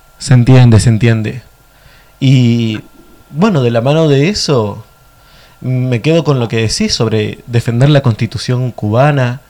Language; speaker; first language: Spanish; native; Spanish